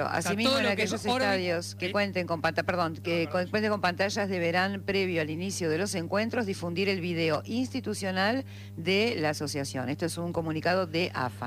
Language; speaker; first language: Spanish; native; Spanish